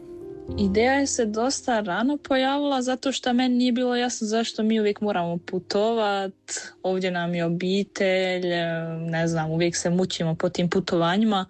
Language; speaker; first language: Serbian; early bilingual, heritage; Croatian